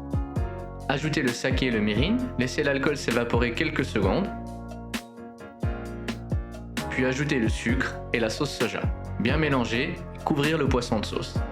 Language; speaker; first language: French; native; French